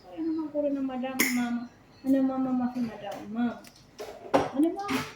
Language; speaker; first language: Arabic; non-native, learner; Amharic